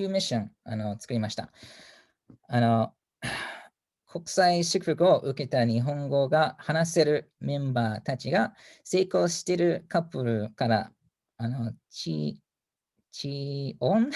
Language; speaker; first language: Japanese; non-native, fluent; English